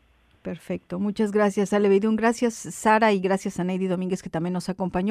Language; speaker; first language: Spanish; native; Spanish